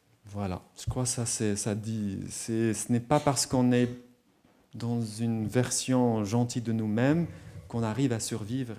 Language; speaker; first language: French; non-native, local second language; Arabic